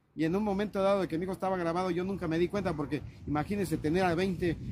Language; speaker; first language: Spanish; native; Spanish